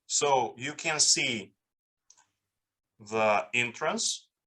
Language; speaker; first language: English; non-native, fluent; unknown